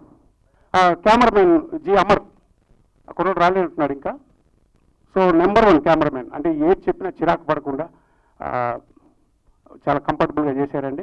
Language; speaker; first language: Telugu; native; Telugu